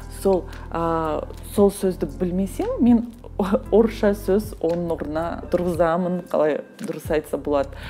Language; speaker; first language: Kazakh; non-native, local second language; Russian